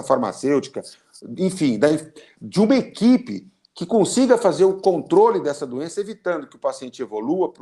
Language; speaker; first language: Portuguese; native; Portuguese